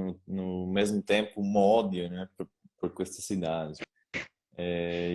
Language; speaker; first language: Portuguese; non-native, learner; Spanish